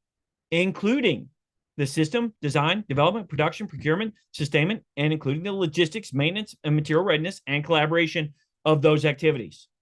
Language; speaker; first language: English; native; English